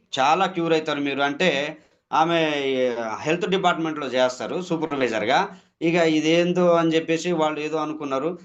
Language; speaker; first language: Telugu; non-native, local second language; Lambadi